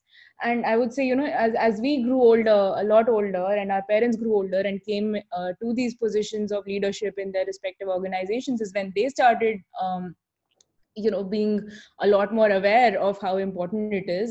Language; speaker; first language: English; non-native, local second language; Hindi